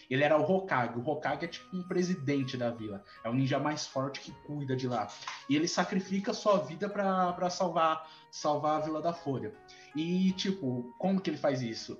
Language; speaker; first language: Portuguese; native; Portuguese